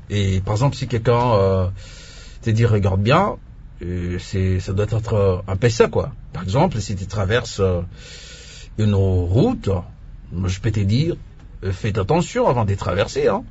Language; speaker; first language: French; non-native, local second language; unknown